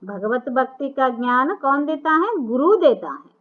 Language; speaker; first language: Hindi; non-native, local second language; Telugu